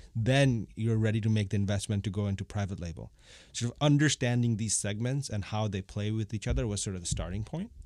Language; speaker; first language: English; non-native, fluent; Bangla